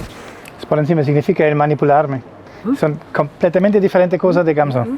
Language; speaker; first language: Spanish; non-native, learner; German